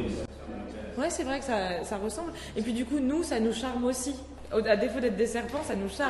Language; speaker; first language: French; native; French